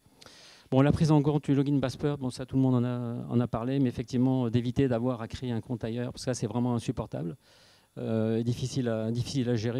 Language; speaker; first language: French; native; French